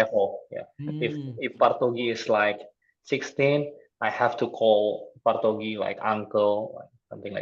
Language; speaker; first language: English; non-native, fluent; Indonesian